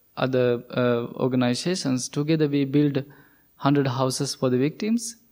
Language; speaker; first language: English; non-native, local second language; Sinhala